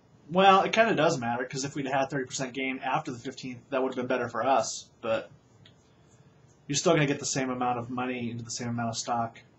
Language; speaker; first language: English; native; English